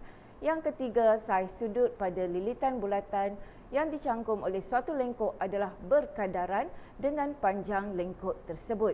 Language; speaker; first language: Malay; native; Malay